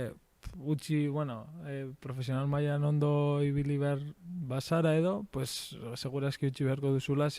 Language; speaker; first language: Basque; non-native, local second language; Spanish